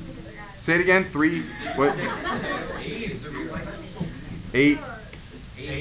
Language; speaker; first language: English; native; English